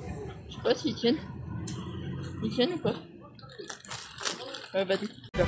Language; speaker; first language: French; native; French